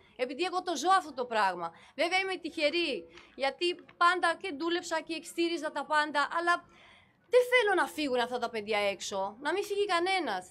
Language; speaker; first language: Greek; non-native, fluent; Romanian